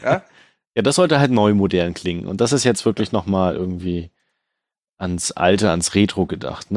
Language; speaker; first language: German; native; German